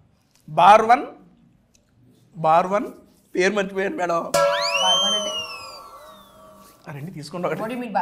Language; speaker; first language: Telugu; native; Telugu